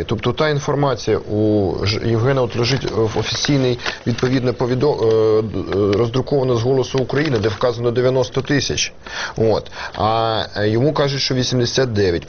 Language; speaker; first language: Ukrainian; native; Ukrainian